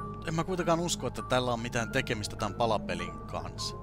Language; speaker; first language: Finnish; native; Finnish